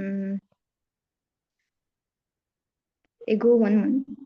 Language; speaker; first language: English; non-native, learner; Tamil